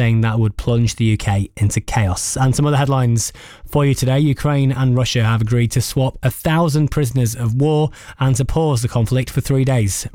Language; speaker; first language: English; native; English